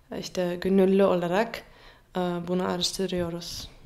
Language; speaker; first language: Turkish; non-native, fluent; German